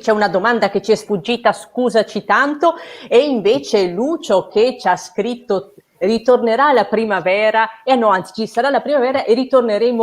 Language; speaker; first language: Italian; native; Italian